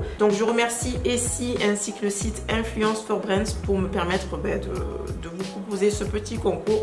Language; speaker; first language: French; native; French